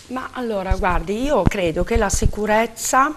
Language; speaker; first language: Italian; native; Italian